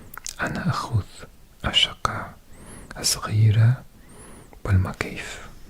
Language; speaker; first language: Arabic; non-native, learner; English